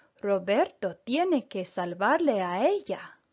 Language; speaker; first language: Spanish; non-native, fluent; English